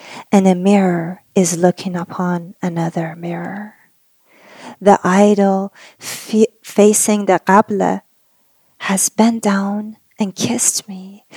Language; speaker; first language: English; non-native, fluent; Persian